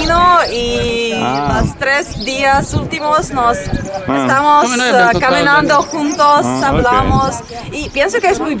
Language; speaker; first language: Spanish; non-native, learner; Russian